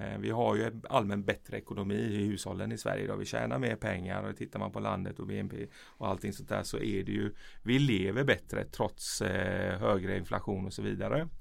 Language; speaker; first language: Swedish; early bilingual, other home language; Persian